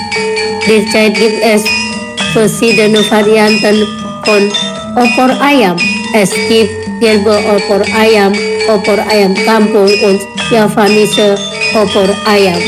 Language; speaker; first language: German; non-native, fluent; Indonesian